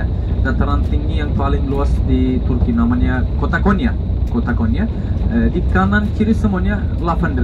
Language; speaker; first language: Indonesian; non-native, fluent; Turkish